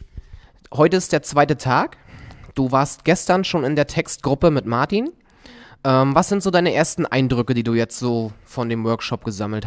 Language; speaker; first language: German; native; German